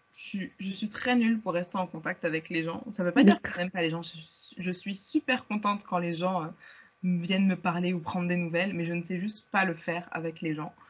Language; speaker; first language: French; native; French